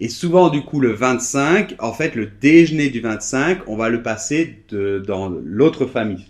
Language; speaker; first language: French; native; French